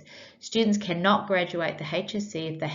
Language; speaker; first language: English; native; English